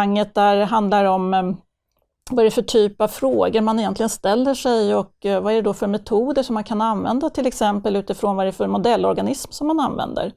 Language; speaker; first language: Swedish; native; Swedish